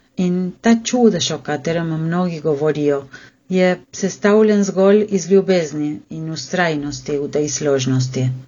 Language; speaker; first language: Slovenian; early bilingual, heritage; Slovenian